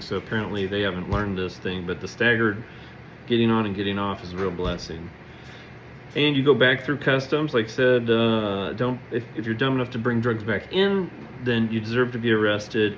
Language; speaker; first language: English; native; English